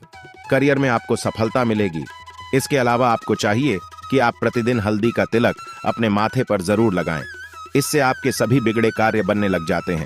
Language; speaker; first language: Hindi; native; Hindi